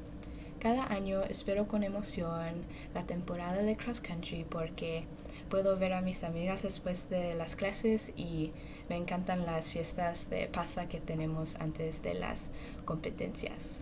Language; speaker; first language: Spanish; early bilingual, heritage; Spanish